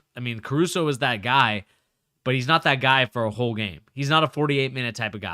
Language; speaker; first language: English; native; English